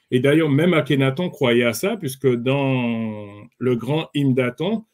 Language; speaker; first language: French; native; French